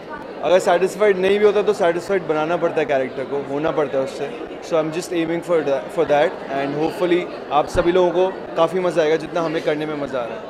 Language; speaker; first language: Hindi; native; Hindi